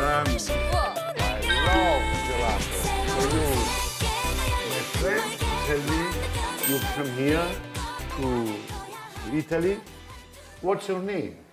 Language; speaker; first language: English; non-native, learner; Italian